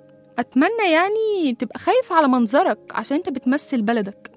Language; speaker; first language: Arabic; native; Arabic